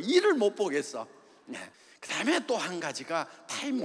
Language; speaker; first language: Korean; native; Korean